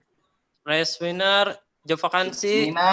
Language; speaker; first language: English; non-native, learner; Indonesian